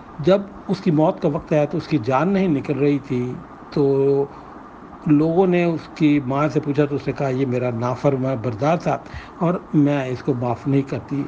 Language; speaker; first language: Urdu; non-native, local second language; Punjabi